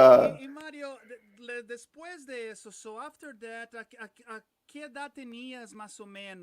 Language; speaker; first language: Spanish; non-native, fluent; Portuguese